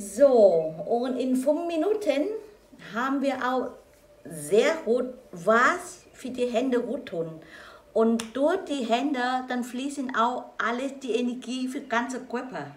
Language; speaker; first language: German; non-native, learner; Vietnamese